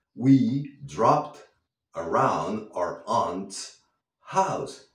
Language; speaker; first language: English; non-native, fluent; Spanish